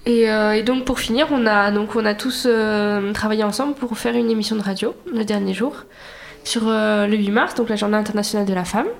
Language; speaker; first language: French; native; French